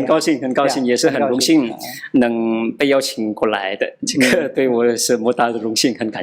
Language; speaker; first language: Chinese; non-native, fluent; Madurese